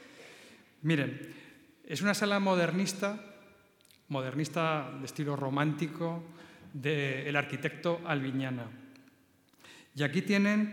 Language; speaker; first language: Spanish; native; Spanish